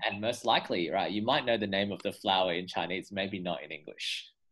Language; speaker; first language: English; native; English